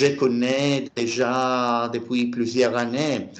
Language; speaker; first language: French; non-native, learner; Italian